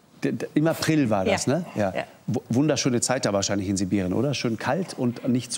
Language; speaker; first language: German; native; German